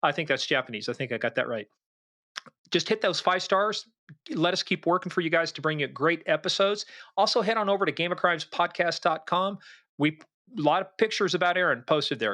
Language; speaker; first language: English; native; English